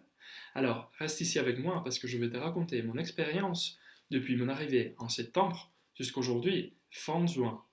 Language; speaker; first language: French; non-native, fluent; Spanish